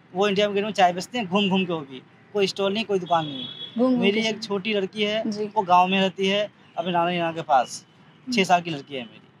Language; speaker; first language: Hindi; native; Hindi